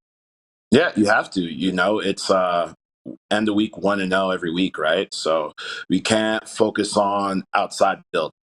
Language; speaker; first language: English; native; English